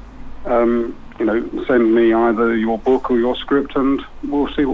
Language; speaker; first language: English; native; English